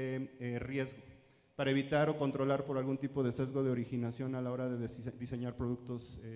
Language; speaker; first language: Spanish; native; Spanish